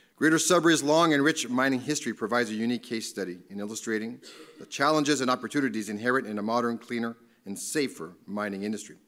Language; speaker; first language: English; native; English